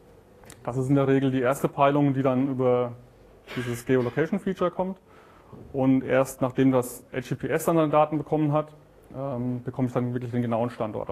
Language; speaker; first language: German; native; German